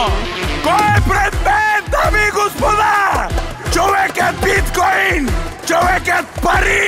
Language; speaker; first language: Bulgarian; native; Bulgarian